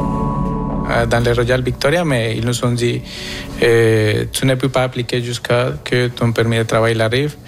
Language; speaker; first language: French; non-native, learner; Spanish